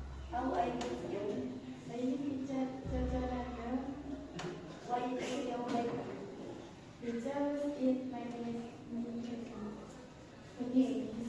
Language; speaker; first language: English; non-native, learner; Indonesian